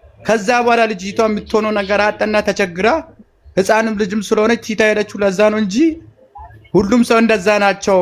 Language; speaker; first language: Amharic; non-native, local second language; Hadiyya